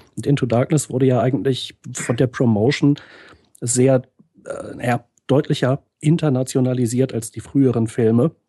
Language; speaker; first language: German; native; German